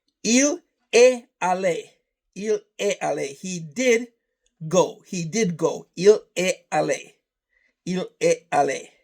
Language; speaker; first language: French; non-native, learner; English